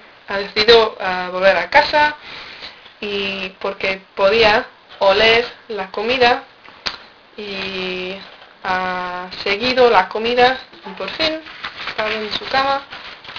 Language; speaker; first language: Spanish; non-native, learner; English